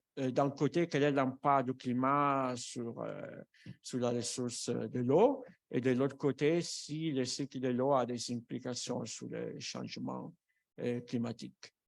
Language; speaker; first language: French; non-native, fluent; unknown